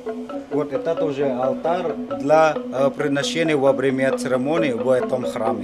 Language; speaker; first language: Russian; non-native, learner; Indonesian